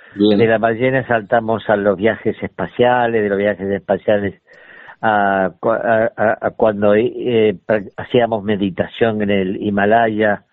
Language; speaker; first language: Spanish; native; Spanish